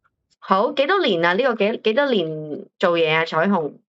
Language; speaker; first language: Cantonese; native; Cantonese